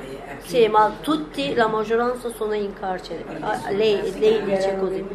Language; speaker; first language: Italian; non-native, fluent; Turkish